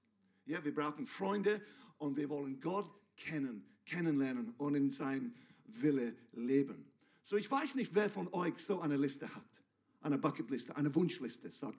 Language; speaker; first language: German; non-native, fluent; English